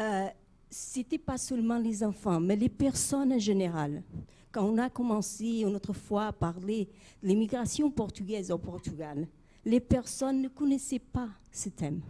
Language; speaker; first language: French; non-native, fluent; Portuguese